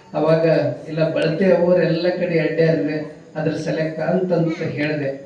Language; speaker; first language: Kannada; native; Kannada